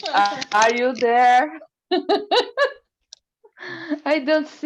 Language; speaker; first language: English; non-native, learner; Portuguese